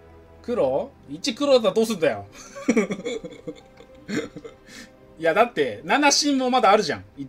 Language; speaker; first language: Japanese; native; Japanese